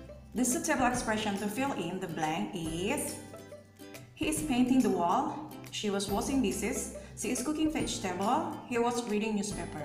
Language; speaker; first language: English; non-native, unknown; Indonesian